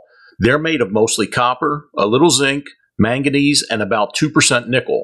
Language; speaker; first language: English; native; English